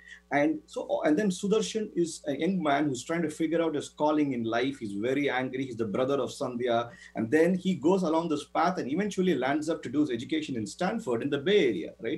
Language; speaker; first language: English; non-native, local second language; Tamil